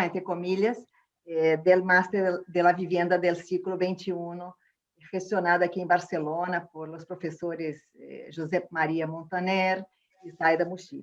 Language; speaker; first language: Spanish; non-native, fluent; Portuguese